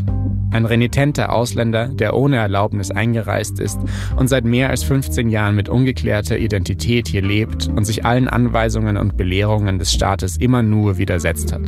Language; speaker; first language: German; native; German